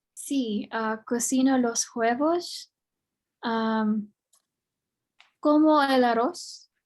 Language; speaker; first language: Spanish; non-native, learner; English